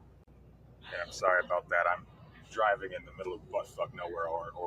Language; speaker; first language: English; native; English